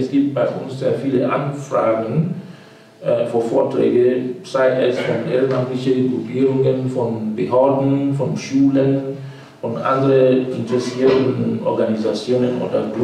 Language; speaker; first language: German; non-native, fluent; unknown